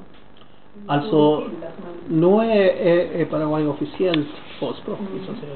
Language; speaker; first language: Swedish; non-native, fluent; Spanish